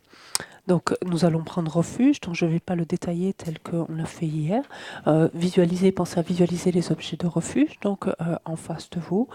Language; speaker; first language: French; native; French